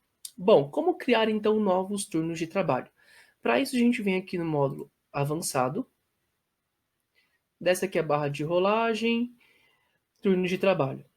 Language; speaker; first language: Portuguese; native; Portuguese